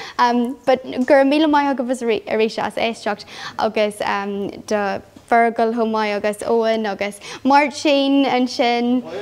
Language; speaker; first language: Irish; non-native, local second language; English